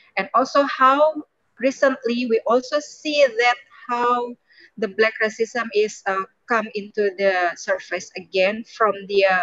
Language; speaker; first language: English; non-native, fluent; Indonesian